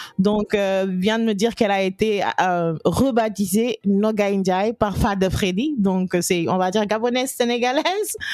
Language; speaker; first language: French; non-native, local second language; Wolof